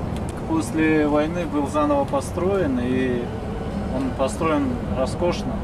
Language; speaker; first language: Russian; native; Russian